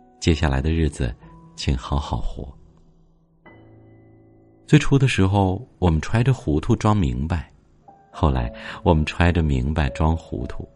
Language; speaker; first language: Chinese; native; Chinese